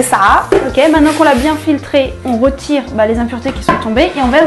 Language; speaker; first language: French; native; French